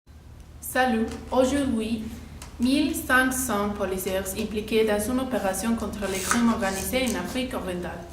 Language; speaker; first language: French; non-native, learner; Spanish